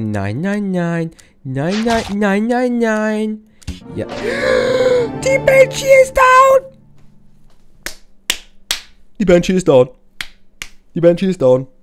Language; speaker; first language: German; native; German